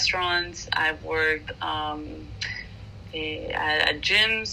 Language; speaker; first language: English; non-native, fluent; Spanish